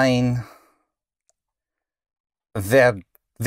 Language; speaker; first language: German; non-native, learner; English